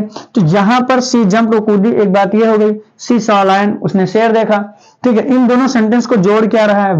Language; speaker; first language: Hindi; native; Hindi